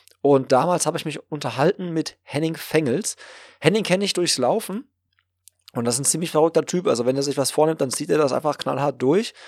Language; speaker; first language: German; native; German